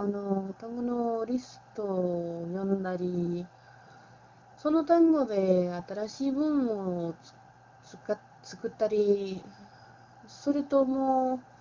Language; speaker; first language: Japanese; non-native, learner; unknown